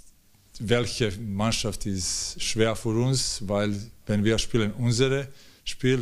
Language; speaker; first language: German; non-native, learner; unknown